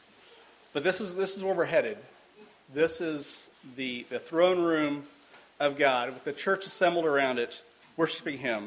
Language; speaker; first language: English; native; English